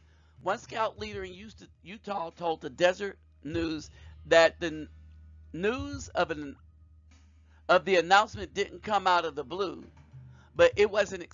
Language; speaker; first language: English; native; English